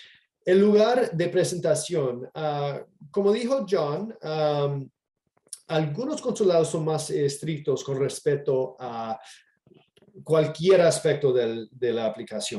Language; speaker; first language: Spanish; non-native, fluent; English